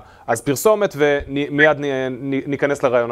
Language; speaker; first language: Hebrew; native; Hebrew